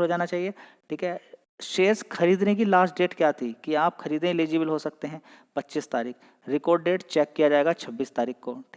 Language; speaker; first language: Hindi; native; Hindi